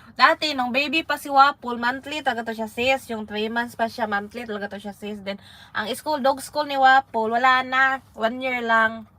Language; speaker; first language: Filipino; non-native, local second language; Waray